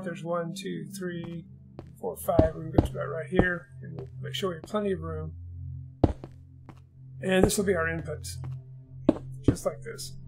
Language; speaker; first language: English; native; English